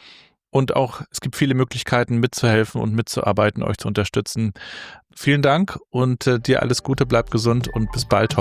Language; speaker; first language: German; native; German